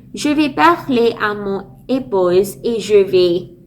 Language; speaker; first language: French; non-native, learner; English